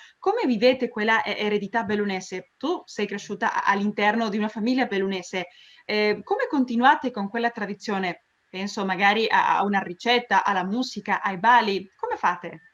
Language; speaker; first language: Italian; early bilingual, heritage; Spanish